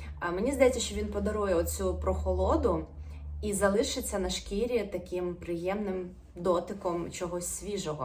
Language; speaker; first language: Ukrainian; non-native, local second language; Russian